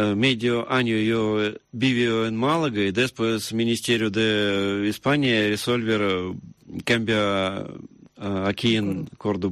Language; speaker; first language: Spanish; non-native, learner; Russian